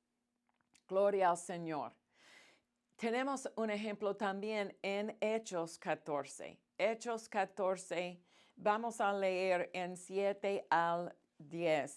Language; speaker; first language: Spanish; non-native, fluent; English